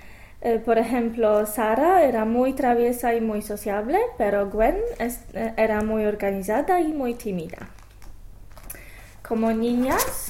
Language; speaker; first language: Spanish; non-native, fluent; English